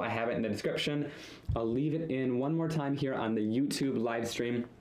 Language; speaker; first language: English; native; English